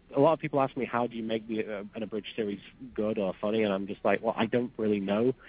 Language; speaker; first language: English; native; English